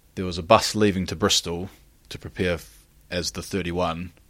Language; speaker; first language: English; native; English